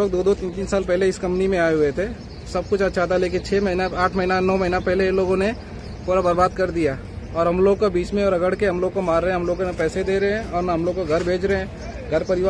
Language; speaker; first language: Hindi; native; Hindi